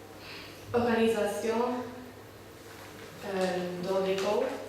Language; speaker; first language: French; non-native, learner; Dutch